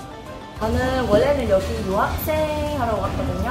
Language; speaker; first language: Korean; non-native, learner; Vietnamese